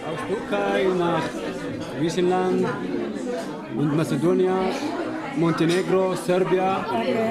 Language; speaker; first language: German; non-native, learner; Arabic